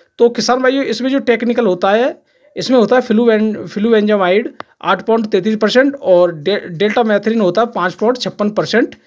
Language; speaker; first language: Hindi; native; Hindi